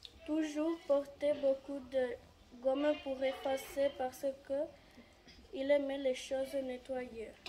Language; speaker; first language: French; non-native, learner; Catalan